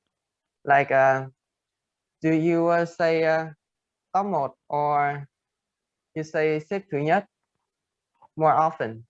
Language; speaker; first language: English; non-native, fluent; Vietnamese